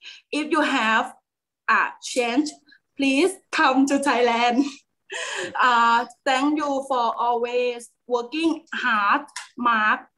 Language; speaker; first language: English; non-native, learner; Thai